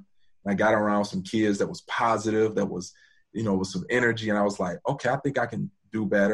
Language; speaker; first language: English; native; English